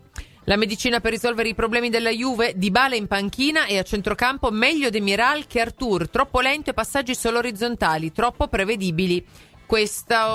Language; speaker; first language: Italian; native; Italian